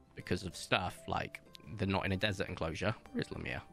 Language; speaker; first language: English; native; English